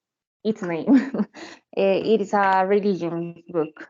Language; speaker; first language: English; non-native, learner; Spanish